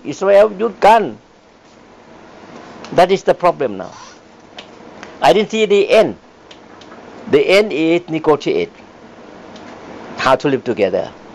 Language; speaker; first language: English; non-native, fluent; Thai